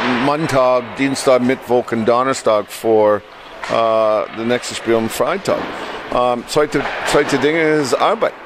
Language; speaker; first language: German; non-native, learner; English